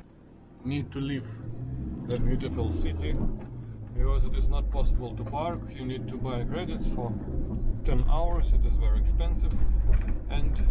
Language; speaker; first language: English; non-native, fluent; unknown